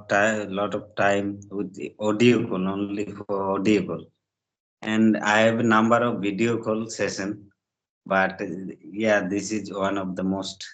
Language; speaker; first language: English; non-native, learner; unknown